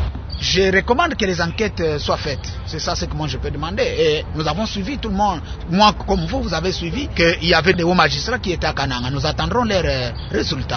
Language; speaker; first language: French; non-native, local second language; Luba-Lulua